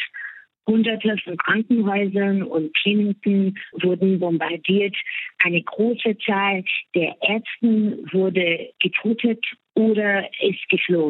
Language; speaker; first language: German; non-native, fluent; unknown